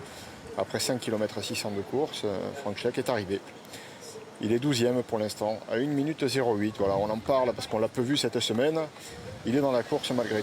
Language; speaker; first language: French; native; French